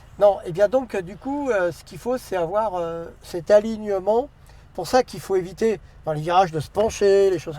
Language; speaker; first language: French; native; French